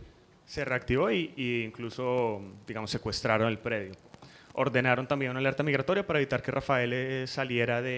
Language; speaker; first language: Spanish; native; Spanish